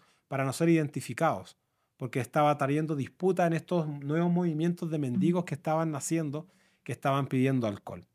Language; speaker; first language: Spanish; native; Spanish